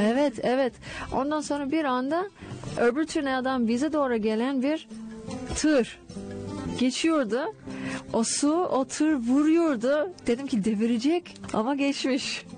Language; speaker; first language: Turkish; non-native, fluent; English